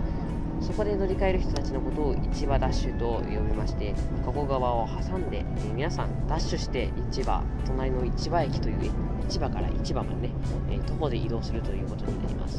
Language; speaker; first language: Japanese; native; Japanese